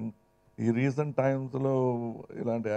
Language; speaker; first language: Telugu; non-native, fluent; Tamil